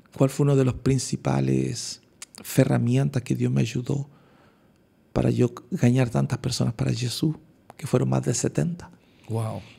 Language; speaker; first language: Portuguese; non-native, learner; Spanish